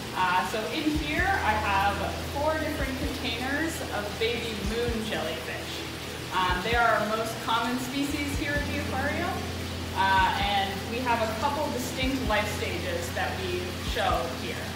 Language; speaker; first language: English; native; English